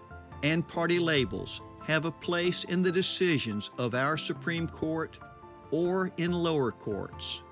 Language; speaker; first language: English; native; English